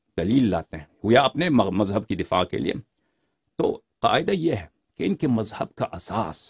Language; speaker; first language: Urdu; non-native, fluent; Persian